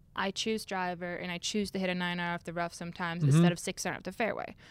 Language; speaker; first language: English; non-native, fluent; Swedish